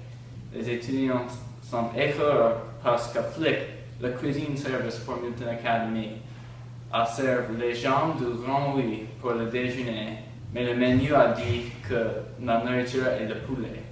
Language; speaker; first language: French; non-native, learner; English